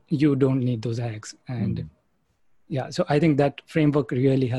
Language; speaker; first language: English; non-native, local second language; Gujarati